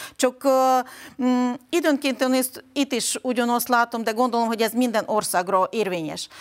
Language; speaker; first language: Hungarian; non-native, fluent; Ukrainian